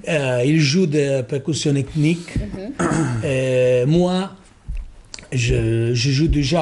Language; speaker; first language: French; non-native, learner; Italian